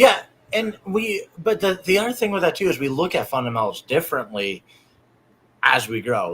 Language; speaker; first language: English; native; English